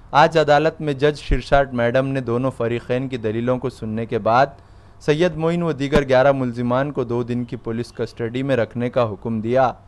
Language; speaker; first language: Urdu; native; Urdu